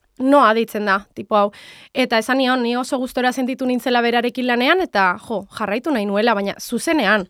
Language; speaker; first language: Basque; non-native, local second language; Spanish